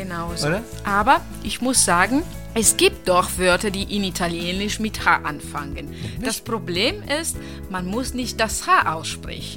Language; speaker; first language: German; non-native, fluent; Italian